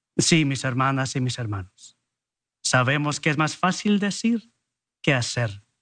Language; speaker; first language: Spanish; early bilingual, heritage; Spanish